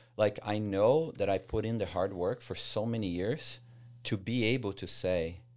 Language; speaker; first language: English; non-native, fluent; Portuguese